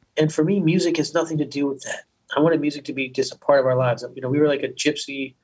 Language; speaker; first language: English; native; English